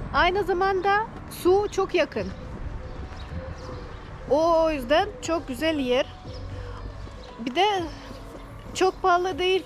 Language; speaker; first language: Turkish; non-native, learner; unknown